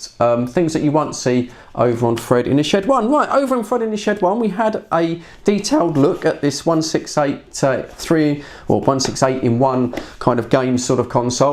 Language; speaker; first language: English; native; English